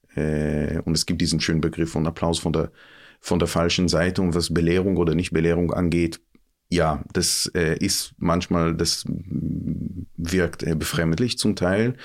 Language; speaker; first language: German; non-native, fluent; Hebrew